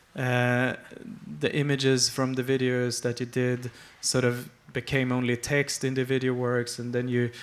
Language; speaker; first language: English; non-native, fluent; Swedish